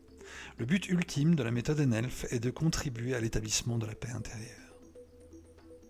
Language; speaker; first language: French; native; French